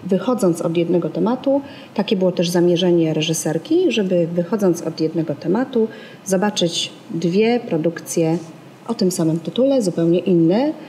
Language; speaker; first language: Polish; native; Polish